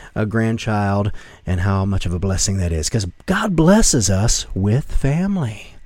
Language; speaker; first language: English; native; English